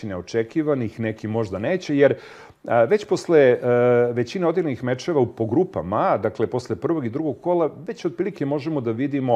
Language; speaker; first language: Serbian; native; Serbian